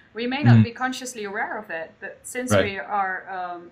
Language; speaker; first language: English; non-native, fluent; Dutch